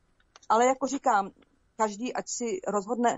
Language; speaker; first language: Czech; native; Czech